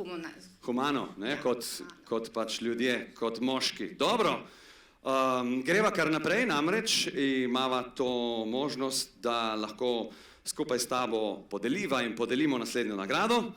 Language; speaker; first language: Slovenian; native; Slovenian